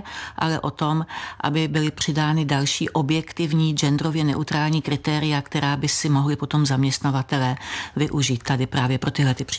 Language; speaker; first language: Czech; native; Czech